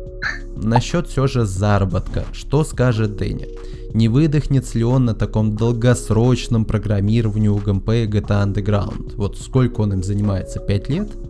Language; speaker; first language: Russian; native; Russian